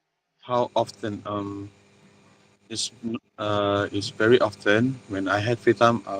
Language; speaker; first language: English; non-native, learner; Malay